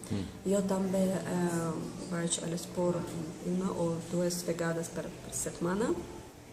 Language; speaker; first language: Catalan; non-native, learner; Estonian